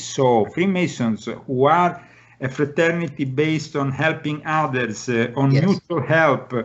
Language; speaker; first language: English; non-native, fluent; Italian